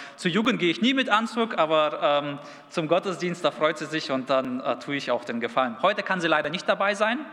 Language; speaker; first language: German; early bilingual, other home language; Russian